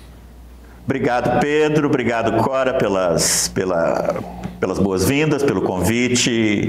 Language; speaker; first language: Portuguese; native; Portuguese